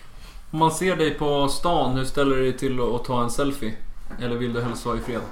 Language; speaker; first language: Swedish; native; Swedish